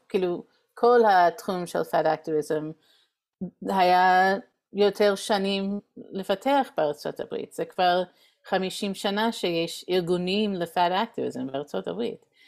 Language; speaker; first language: Hebrew; non-native, fluent; English